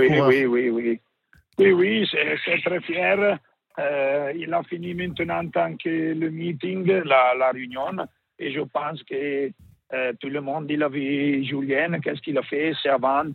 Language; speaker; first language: French; non-native, learner; Italian